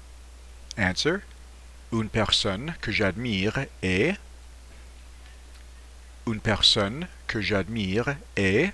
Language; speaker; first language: French; non-native, fluent; English